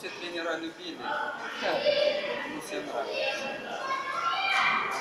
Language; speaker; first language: Russian; native; Russian